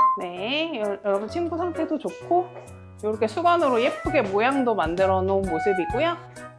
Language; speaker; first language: Korean; native; Korean